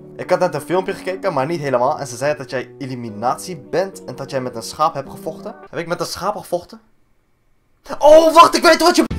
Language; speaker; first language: Dutch; early bilingual, other home language; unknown